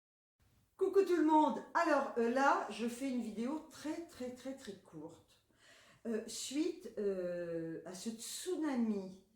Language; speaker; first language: French; native; French